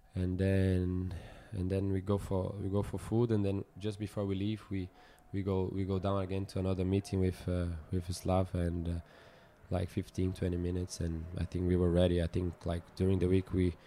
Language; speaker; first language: English; non-native, fluent; Portuguese